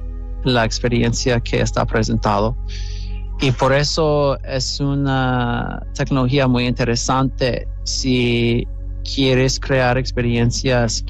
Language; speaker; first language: Spanish; non-native, fluent; English